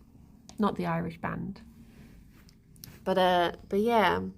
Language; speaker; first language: English; native; English